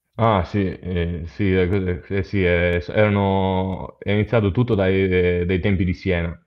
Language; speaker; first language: Italian; native; Italian